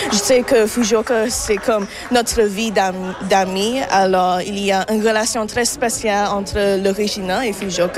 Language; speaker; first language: French; non-native, local second language; English